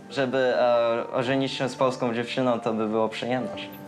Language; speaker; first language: Polish; early bilingual, heritage; Polish